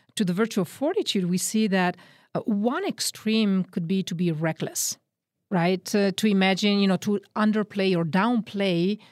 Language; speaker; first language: English; non-native, fluent; Italian